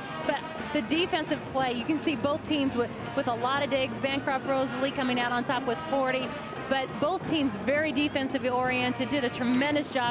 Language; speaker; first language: English; native; English